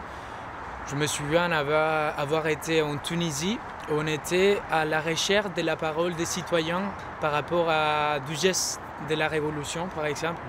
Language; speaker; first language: French; non-native, fluent; Spanish